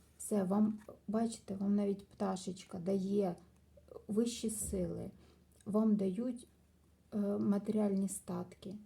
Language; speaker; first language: Ukrainian; non-native, local second language; Russian